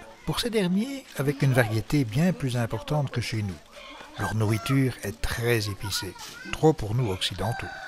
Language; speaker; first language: French; native; French